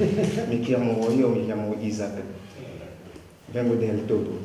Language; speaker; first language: Italian; non-native, learner; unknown